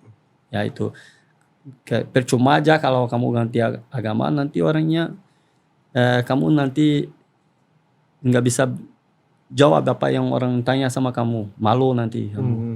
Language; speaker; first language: Indonesian; non-native, fluent; Portuguese